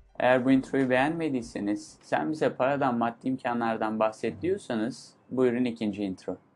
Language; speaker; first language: Turkish; native; Turkish